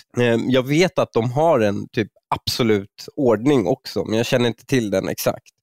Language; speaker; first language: Swedish; early bilingual, other home language; Persian